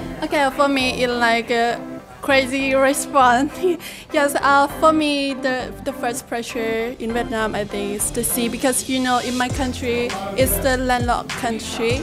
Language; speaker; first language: English; non-native, fluent; Lao